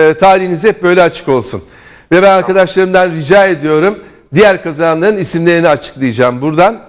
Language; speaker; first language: Turkish; native; Turkish